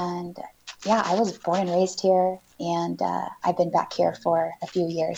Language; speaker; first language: English; native; English